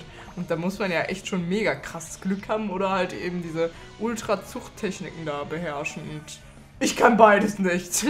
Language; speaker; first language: German; native; German